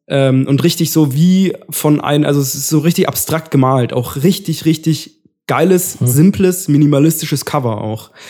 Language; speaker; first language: German; early bilingual, other home language; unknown